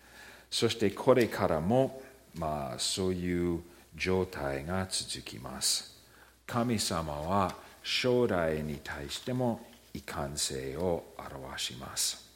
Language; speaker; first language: Japanese; early bilingual, heritage; Japanese